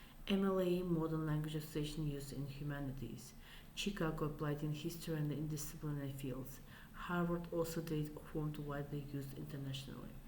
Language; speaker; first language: English; non-native, fluent; Kazakh